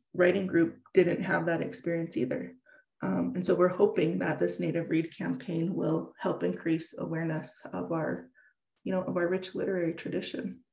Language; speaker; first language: English; native; English